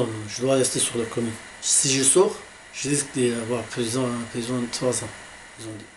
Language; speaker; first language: French; non-native, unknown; Arabic